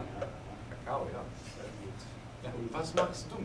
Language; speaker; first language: German; non-native, learner; English